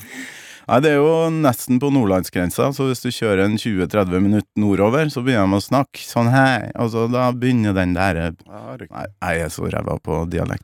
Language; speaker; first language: Norwegian; native; Norwegian